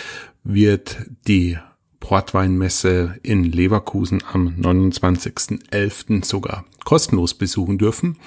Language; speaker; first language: German; native; German